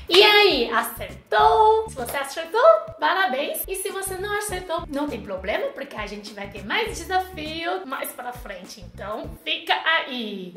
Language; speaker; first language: Portuguese; non-native, fluent; Chinese